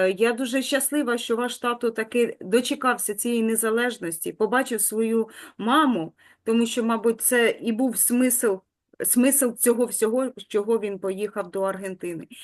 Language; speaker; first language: Ukrainian; native; Ukrainian